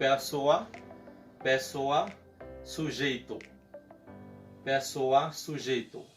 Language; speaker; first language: Portuguese; non-native, fluent; Haitian Creole